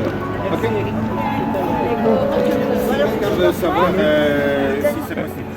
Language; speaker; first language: French; non-native, fluent; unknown